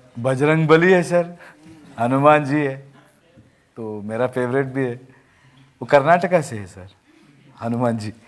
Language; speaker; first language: Hindi; non-native, local second language; Kannada